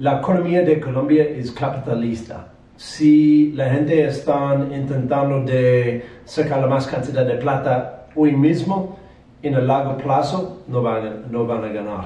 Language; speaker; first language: Spanish; non-native, learner; English